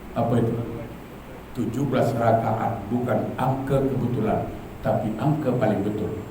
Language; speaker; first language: Malay; native; Malay